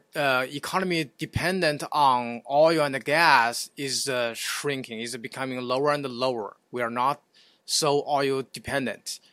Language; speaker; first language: English; non-native, fluent; Chinese